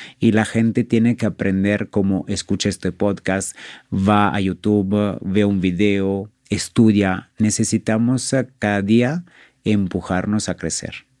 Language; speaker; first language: Spanish; non-native, fluent; Italian